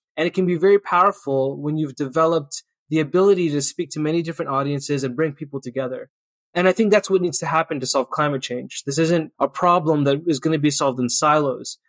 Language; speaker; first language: English; early bilingual, other home language; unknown